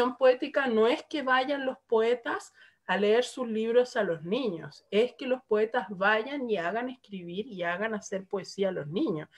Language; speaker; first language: Spanish; native; Spanish